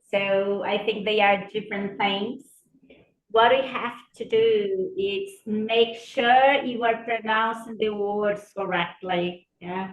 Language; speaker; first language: English; non-native, fluent; Portuguese